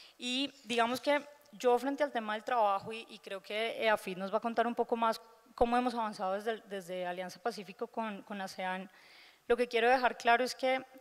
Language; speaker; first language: Spanish; native; Spanish